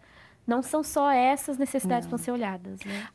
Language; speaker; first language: Portuguese; native; Portuguese